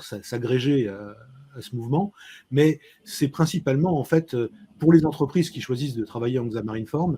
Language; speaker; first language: French; native; French